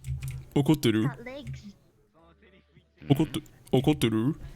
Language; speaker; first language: Japanese; non-native, learner; English